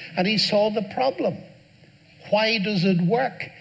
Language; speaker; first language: English; native; English